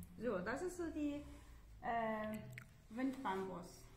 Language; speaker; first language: German; non-native, learner; Chinese